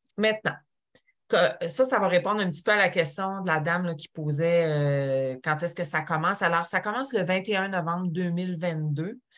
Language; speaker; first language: French; native; French